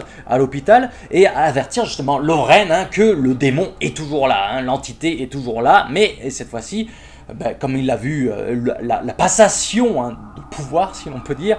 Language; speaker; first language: French; native; French